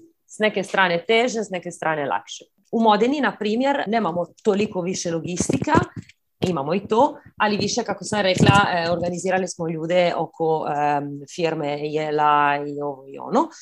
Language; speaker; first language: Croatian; early bilingual, heritage; Croatian